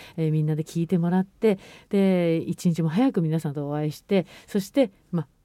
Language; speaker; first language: Japanese; non-native, fluent; Chinese